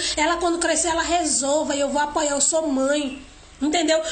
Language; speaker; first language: Portuguese; native; Portuguese